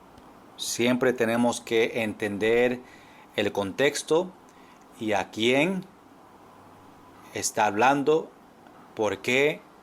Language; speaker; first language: Spanish; non-native, fluent; English